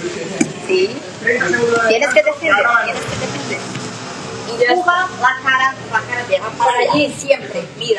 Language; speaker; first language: Spanish; non-native, learner; Portuguese